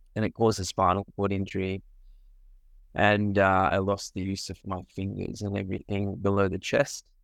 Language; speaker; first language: English; early bilingual, other home language; Sinhala